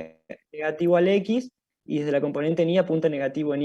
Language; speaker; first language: Spanish; native; Spanish